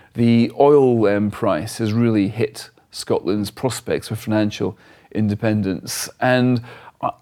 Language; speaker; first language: English; native; English